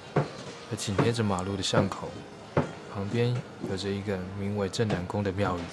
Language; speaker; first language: Chinese; native; Chinese